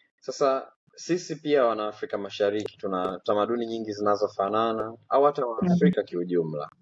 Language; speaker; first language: Swahili; native; Swahili